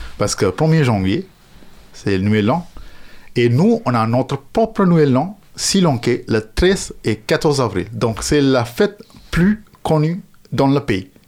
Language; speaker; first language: French; non-native, fluent; Sinhala